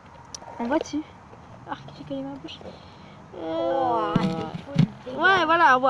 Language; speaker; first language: French; native; French